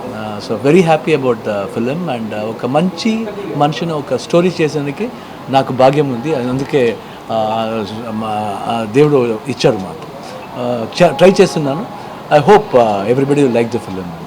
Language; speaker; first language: Telugu; non-native, learner; Kannada